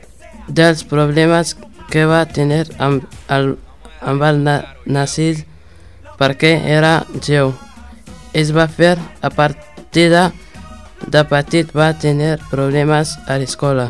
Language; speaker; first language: Catalan; non-native, learner; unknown